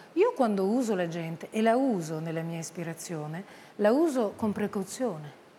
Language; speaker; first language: Italian; early bilingual, heritage; Italian